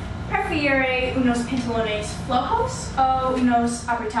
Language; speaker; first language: Spanish; non-native, learner; English